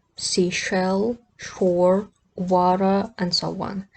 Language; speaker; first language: English; non-native, fluent; Kazakh